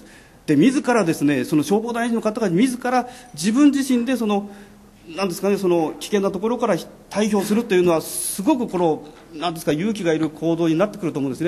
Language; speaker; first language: Japanese; native; Japanese